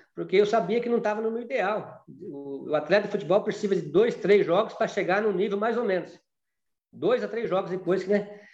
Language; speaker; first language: Portuguese; native; Portuguese